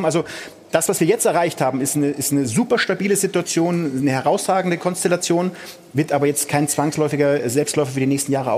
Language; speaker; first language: German; native; German